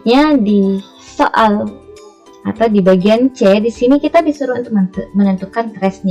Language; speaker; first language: Indonesian; native; Indonesian